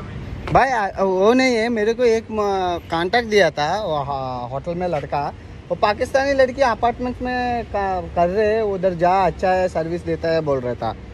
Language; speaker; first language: Hindi; non-native, local second language; Telugu